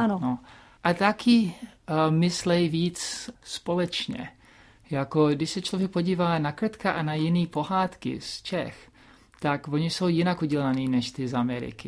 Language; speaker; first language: Czech; early bilingual, heritage; Czech